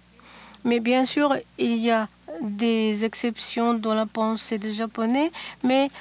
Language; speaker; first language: French; non-native, fluent; Japanese